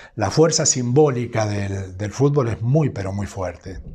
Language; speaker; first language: Spanish; native; Spanish